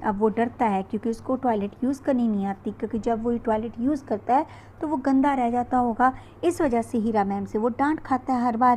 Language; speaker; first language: Hindi; native; Hindi